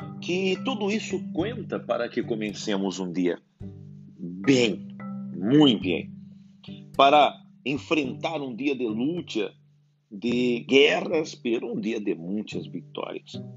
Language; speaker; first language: Portuguese; non-native, learner; Spanish